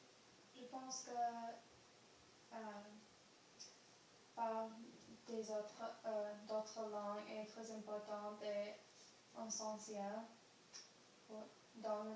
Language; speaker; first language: French; non-native, learner; English